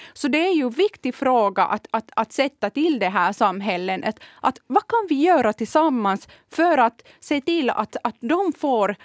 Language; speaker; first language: Swedish; non-native, fluent; Kurdish